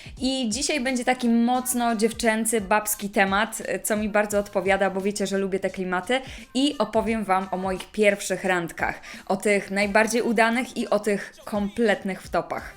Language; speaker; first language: Polish; native; Polish